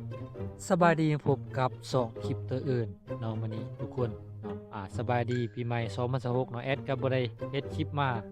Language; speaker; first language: Thai; non-native, local second language; Northeastern Thai